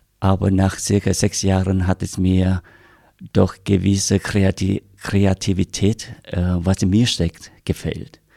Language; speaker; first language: German; non-native, fluent; Vietnamese